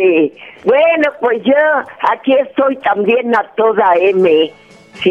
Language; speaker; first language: Spanish; native; Spanish